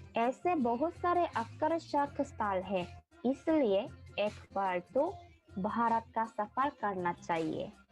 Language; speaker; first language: Hindi; non-native, learner; Korean